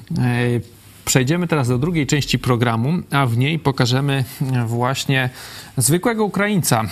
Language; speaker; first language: Polish; native; Polish